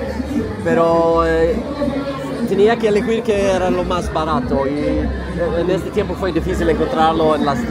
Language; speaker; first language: Spanish; non-native, fluent; Swedish